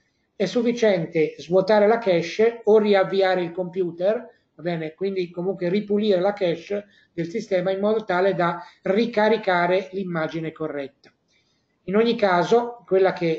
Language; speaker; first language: Italian; native; Italian